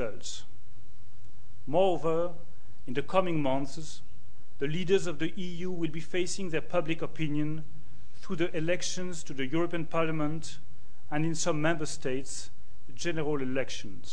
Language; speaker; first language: English; non-native, fluent; French